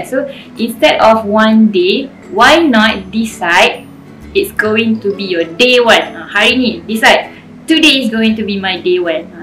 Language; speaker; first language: English; non-native, local second language; Malay